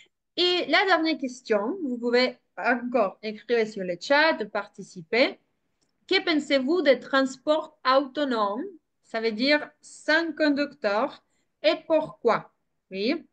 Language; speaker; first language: French; non-native, fluent; Spanish